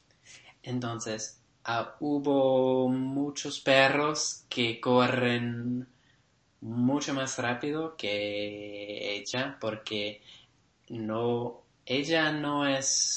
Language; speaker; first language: Spanish; non-native, learner; English